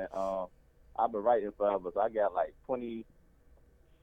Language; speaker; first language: English; native; English